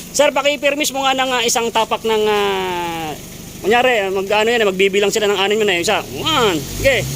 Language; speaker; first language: Filipino; native; Filipino